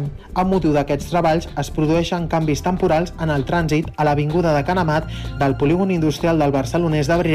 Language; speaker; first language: Catalan; native; Catalan